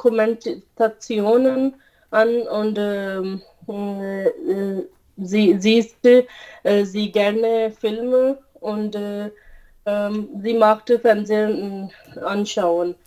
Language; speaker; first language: German; non-native, learner; Urdu